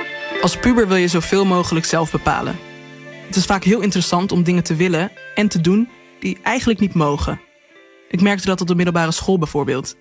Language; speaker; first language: Dutch; native; Dutch